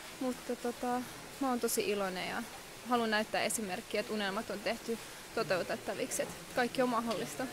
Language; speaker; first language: Finnish; early bilingual, other home language; Estonian